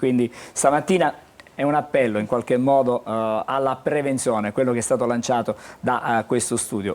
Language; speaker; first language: Italian; native; Italian